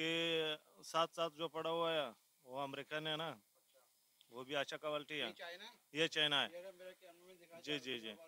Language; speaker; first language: Hindi; non-native, local second language; Pashto